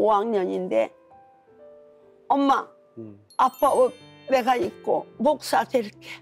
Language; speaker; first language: Korean; native; Korean